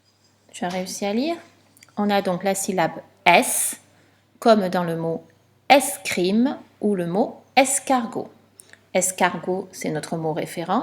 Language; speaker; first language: French; native; French